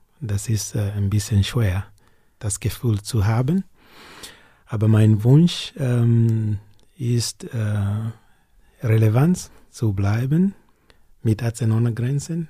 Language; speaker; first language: German; non-native, learner; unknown